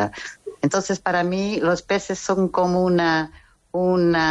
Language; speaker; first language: Spanish; non-native, fluent; Portuguese